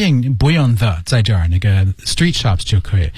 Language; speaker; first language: Chinese; non-native, learner; English